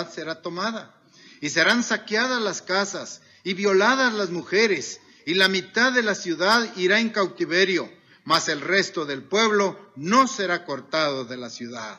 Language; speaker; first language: Spanish; native; Spanish